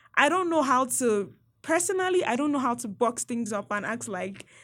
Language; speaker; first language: English; non-native, local second language; Yoruba